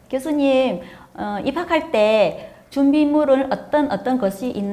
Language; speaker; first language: Korean; non-native, fluent; Vietnamese